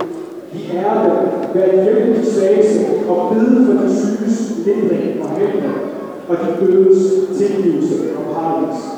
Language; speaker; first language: Danish; non-native, fluent; Arabic